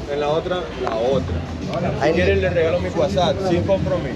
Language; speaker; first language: Spanish; native; Spanish